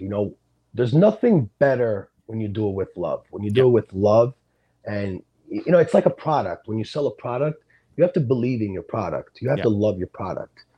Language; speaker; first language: English; early bilingual, other home language; Sicilian